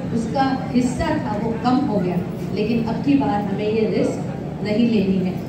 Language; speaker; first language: Hindi; non-native, local second language; Marathi